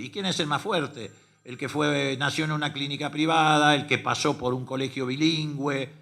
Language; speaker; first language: Spanish; native; Spanish